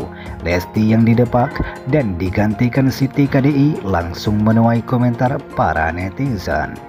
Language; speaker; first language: Indonesian; native; Indonesian